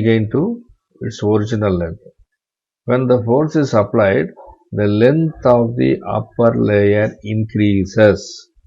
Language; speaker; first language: English; non-native, local second language; Tamil